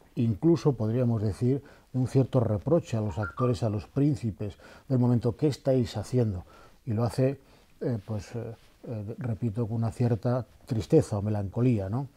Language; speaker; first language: Spanish; native; Spanish